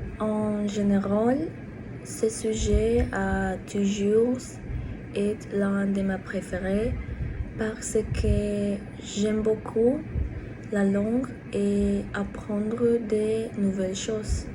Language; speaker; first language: French; non-native, learner; Spanish